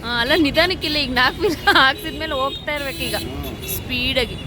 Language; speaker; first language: Kannada; native; Kannada